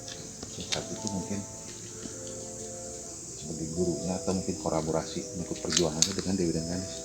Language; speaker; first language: Indonesian; native; Indonesian